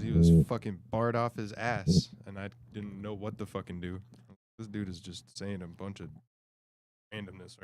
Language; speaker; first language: English; native; English